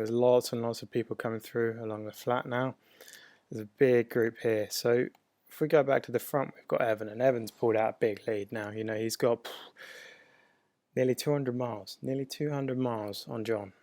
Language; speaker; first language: English; native; English